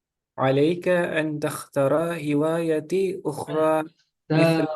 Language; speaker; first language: Arabic; non-native, learner; Indonesian